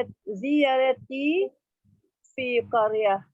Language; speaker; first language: Arabic; non-native, learner; Malay